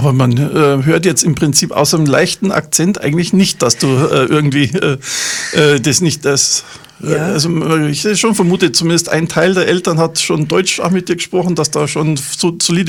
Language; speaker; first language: German; native; German